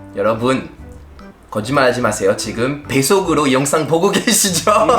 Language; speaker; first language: Korean; non-native, fluent; French